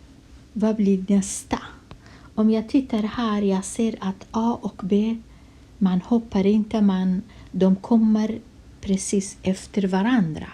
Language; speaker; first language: Swedish; non-native, fluent; Kurdish